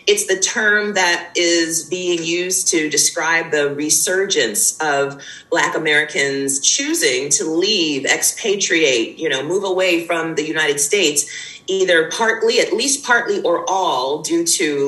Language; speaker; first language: English; native; English